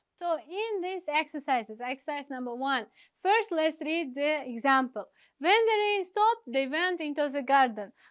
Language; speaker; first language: English; non-native, fluent; Uzbek